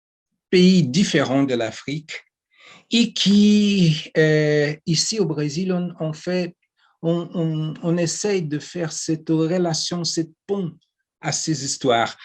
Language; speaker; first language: French; non-native, fluent; Portuguese